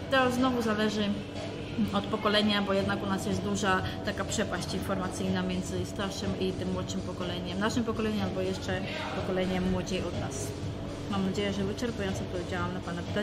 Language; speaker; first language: Polish; non-native, fluent; Georgian